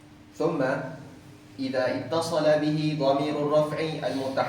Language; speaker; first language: Arabic; non-native, learner; Malay